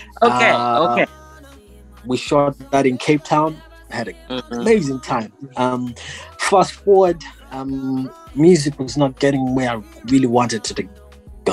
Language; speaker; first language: English; non-native, local second language; Shona